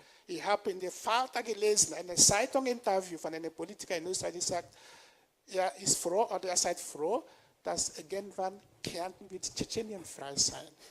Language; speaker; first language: German; non-native, fluent; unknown